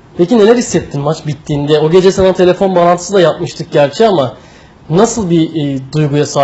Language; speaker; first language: Turkish; native; Turkish